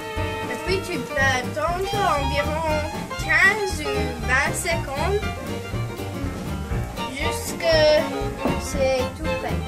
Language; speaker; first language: French; non-native, learner; English